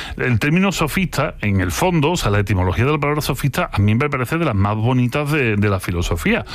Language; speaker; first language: Spanish; native; Spanish